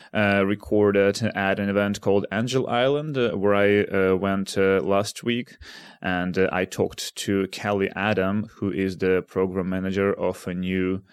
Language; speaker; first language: English; non-native, fluent; Ukrainian